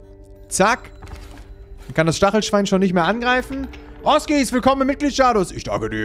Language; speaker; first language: German; native; German